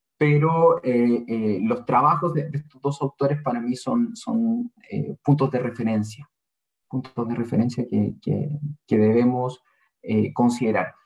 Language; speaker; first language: Spanish; native; Spanish